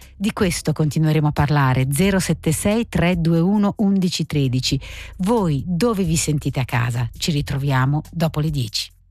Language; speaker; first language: Italian; native; Italian